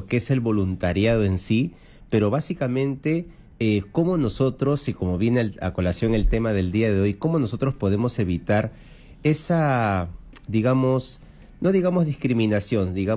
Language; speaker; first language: Spanish; native; Spanish